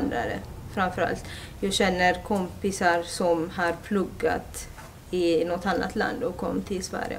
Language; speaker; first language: Swedish; non-native, fluent; Amharic